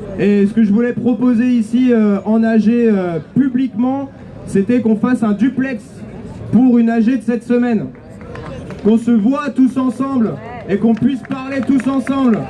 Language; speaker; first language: French; native; French